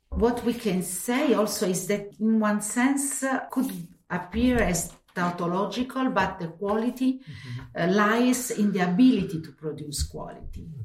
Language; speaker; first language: English; non-native, fluent; Italian